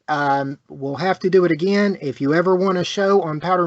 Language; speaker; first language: English; native; English